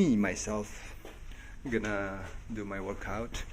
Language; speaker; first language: English; non-native, learner; Indonesian